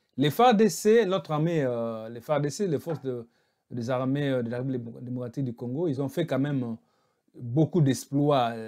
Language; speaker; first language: French; non-native, local second language; Lingala